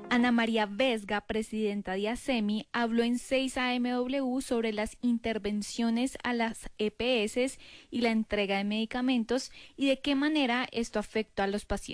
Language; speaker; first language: Spanish; native; Spanish